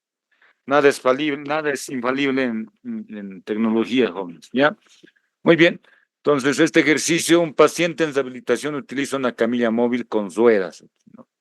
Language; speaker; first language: Spanish; native; Spanish